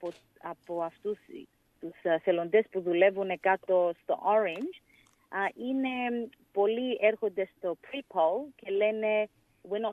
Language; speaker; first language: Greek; early bilingual, heritage; English